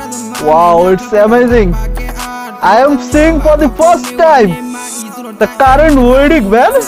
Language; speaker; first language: English; non-native, learner; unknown